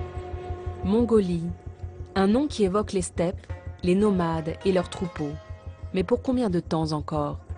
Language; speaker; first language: French; native; French